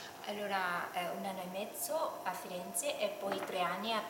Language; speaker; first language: Italian; non-native, fluent; Japanese